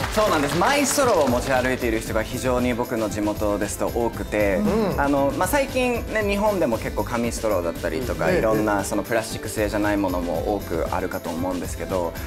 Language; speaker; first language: Japanese; non-native, fluent; English